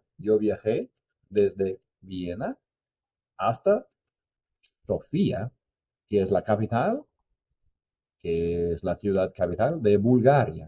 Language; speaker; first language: Spanish; non-native, fluent; English